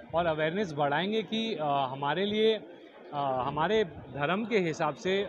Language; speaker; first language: Hindi; non-native, local second language; Marathi